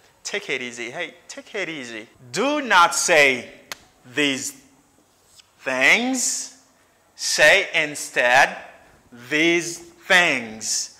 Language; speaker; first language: English; non-native, fluent; Haitian Creole